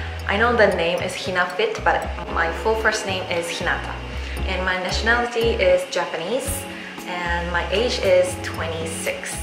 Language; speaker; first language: English; non-native, fluent; Japanese